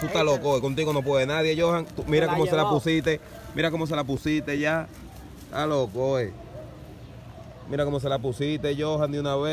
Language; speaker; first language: Spanish; native; Spanish